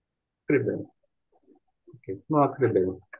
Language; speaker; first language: German; non-native, learner; Turkish